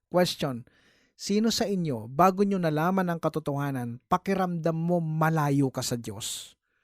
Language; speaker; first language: Filipino; native; Filipino